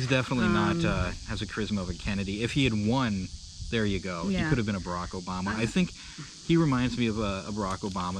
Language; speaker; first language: English; native; English